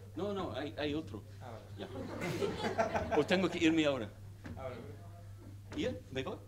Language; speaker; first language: Spanish; non-native, fluent; English